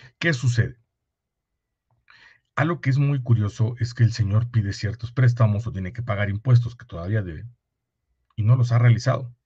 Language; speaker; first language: Spanish; native; Spanish